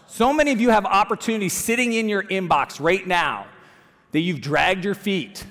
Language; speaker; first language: English; native; English